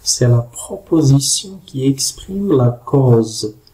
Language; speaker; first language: French; non-native, local second language; Arabic